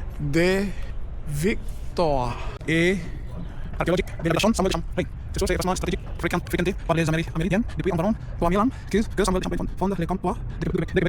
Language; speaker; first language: French; non-native, learner; Filipino